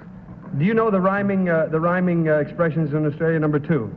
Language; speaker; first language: English; native; English